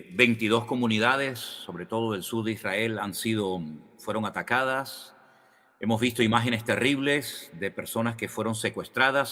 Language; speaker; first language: Spanish; native; Spanish